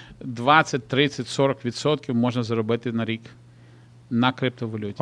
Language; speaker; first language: Ukrainian; non-native, local second language; Russian